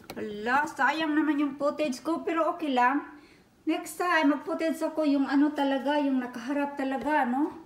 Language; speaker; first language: Filipino; non-native, local second language; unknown